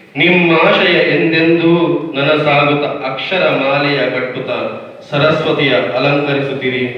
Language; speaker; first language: Kannada; non-native, local second language; Tulu